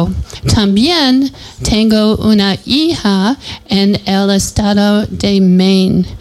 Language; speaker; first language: Spanish; non-native, learner; English